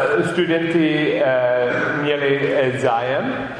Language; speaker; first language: Czech; non-native, learner; English